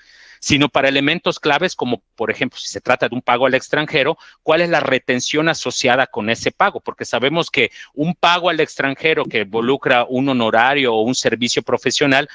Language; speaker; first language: Spanish; native; Spanish